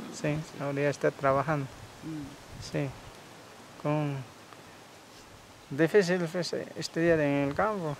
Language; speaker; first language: Spanish; non-native, local second language; Quechua